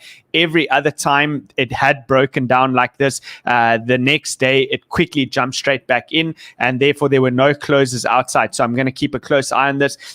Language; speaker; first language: English; native; English